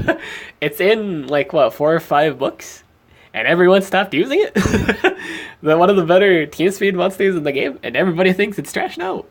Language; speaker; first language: English; native; English